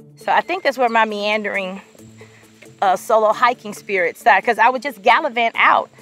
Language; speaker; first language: English; native; English